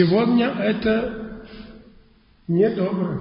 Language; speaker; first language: Russian; non-native, fluent; Polish